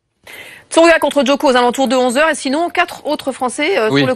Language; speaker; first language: French; native; French